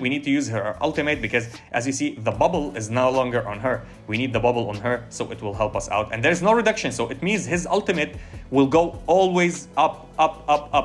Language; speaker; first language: English; non-native, fluent; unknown